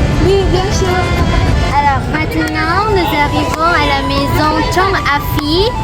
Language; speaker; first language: French; non-native, learner; Indonesian